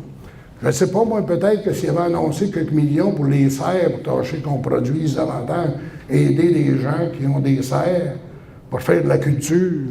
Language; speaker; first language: French; native; French